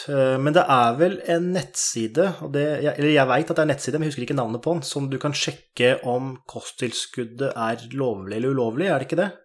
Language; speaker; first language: Norwegian; native; Norwegian